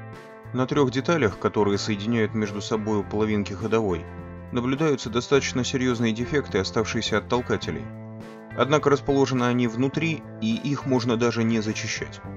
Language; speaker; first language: Russian; native; Russian